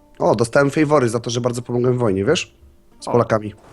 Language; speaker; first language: Polish; native; Polish